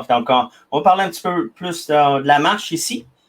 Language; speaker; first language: French; native; French